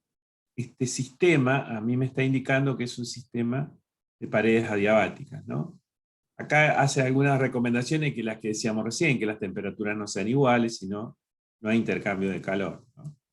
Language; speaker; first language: Spanish; native; Spanish